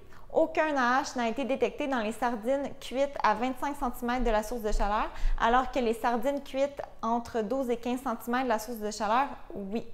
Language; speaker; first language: French; native; French